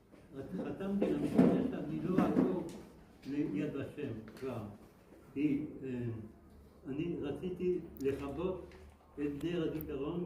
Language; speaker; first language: Hebrew; non-native, fluent; French